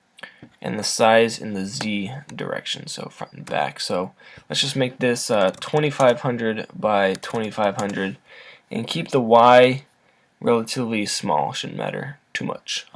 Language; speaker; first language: English; native; English